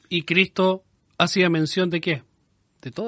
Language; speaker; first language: Spanish; native; Spanish